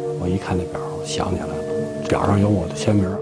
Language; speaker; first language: Chinese; native; Chinese